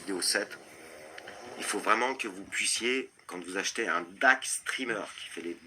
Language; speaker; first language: French; native; French